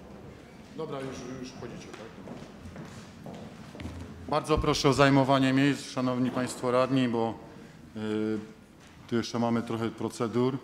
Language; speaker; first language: Polish; native; Polish